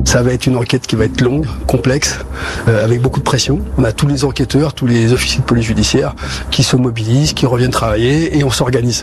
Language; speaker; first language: French; native; French